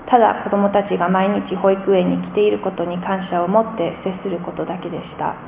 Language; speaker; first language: Japanese; non-native, fluent; English